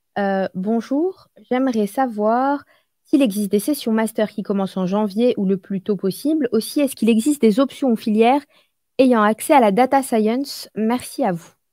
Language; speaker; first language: French; non-native, local second language; Arabic